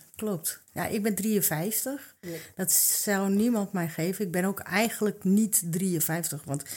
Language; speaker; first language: Dutch; early bilingual, other home language; Arabic